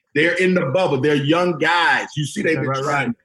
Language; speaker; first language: English; native; English